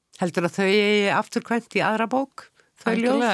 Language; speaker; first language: Icelandic; native; Icelandic